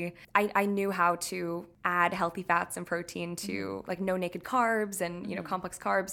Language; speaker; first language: English; native; English